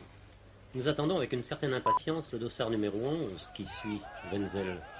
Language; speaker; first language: French; native; French